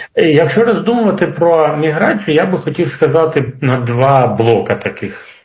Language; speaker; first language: Ukrainian; non-native, local second language; Russian